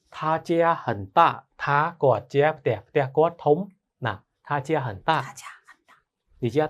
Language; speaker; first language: Chinese; non-native, fluent; Khmer